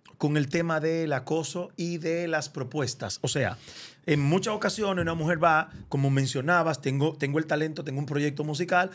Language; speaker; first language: Spanish; native; Spanish